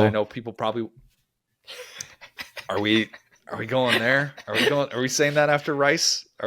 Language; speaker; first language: English; native; English